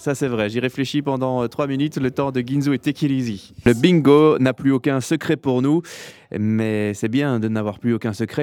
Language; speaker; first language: French; native; French